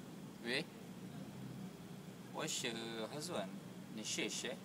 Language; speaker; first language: Chinese; non-native, learner; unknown